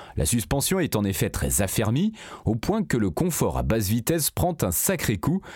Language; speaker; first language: French; native; French